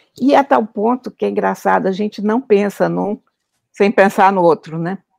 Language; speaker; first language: Portuguese; native; Portuguese